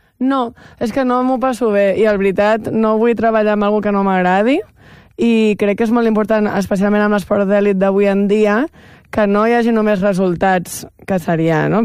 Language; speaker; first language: Catalan; native; Catalan